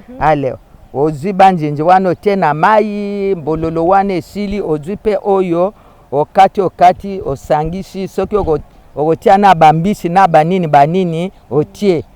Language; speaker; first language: Lingala; non-native, local second language; Kituba (Democratic Republic of Congo)